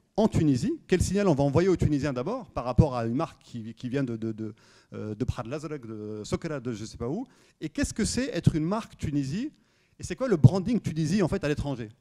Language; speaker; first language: French; native; French